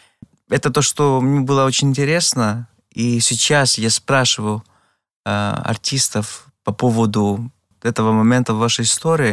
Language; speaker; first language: Russian; non-native, fluent; Greek